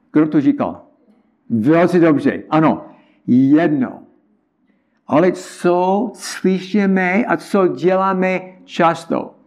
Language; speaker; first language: Czech; non-native, learner; English